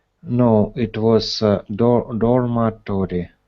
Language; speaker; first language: English; non-native, learner; Russian